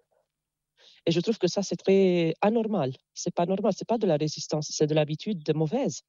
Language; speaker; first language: French; non-native, local second language; Arabic